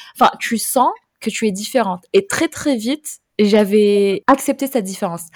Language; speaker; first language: French; non-native, fluent; Arabic